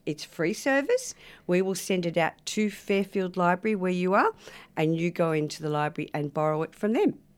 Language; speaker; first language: English; native; English